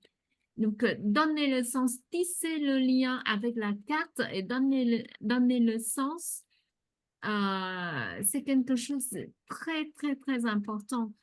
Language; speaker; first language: French; non-native, fluent; Vietnamese